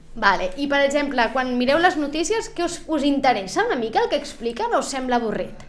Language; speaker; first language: Catalan; native; Catalan